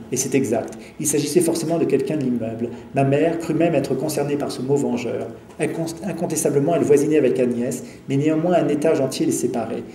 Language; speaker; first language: French; native; French